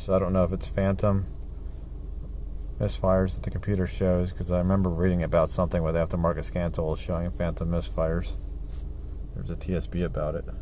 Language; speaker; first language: English; native; English